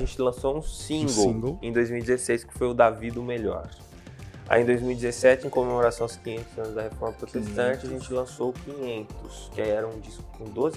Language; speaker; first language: Portuguese; native; Portuguese